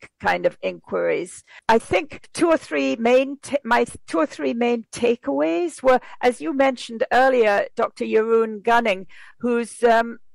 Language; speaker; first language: English; native; English